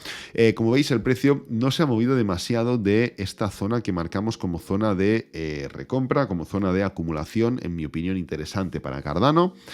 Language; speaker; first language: Spanish; native; Spanish